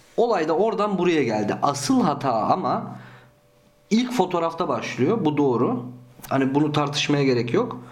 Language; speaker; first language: Turkish; early bilingual, heritage; Turkish